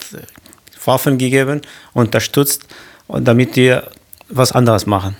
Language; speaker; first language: German; non-native, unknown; Kurdish